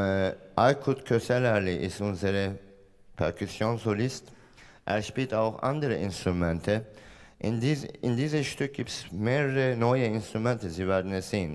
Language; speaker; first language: German; non-native, fluent; Turkish